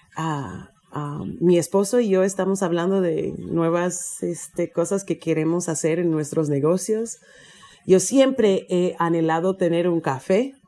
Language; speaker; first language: Spanish; non-native, fluent; English